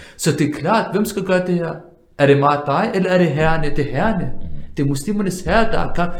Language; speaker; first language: Danish; early bilingual, other home language; Arabic